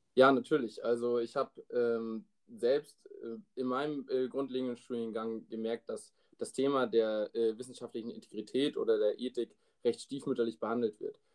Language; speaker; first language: German; native; German